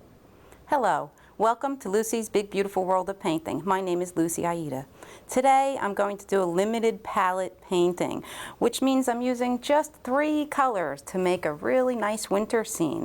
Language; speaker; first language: English; native; English